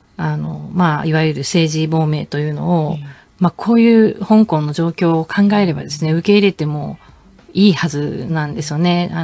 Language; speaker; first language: Japanese; native; Japanese